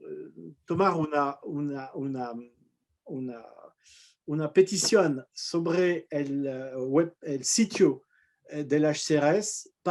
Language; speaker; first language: Spanish; non-native, fluent; French